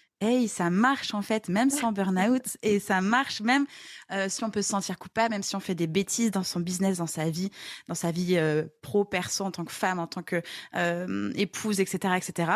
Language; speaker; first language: French; native; French